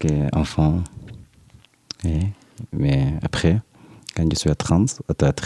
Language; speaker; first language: French; non-native, learner; Arabic